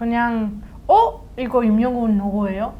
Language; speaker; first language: Korean; non-native, learner; Spanish